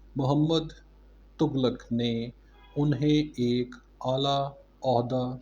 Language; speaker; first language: Urdu; non-native, local second language; Punjabi